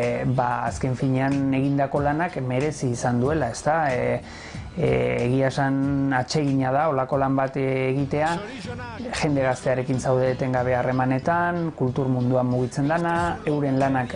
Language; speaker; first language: Basque; native; Basque